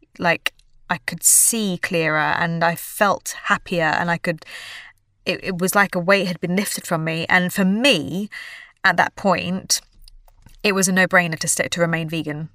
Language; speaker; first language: English; native; English